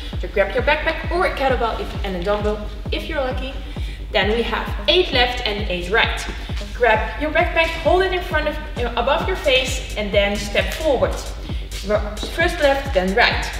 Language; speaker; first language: English; non-native, fluent; Dutch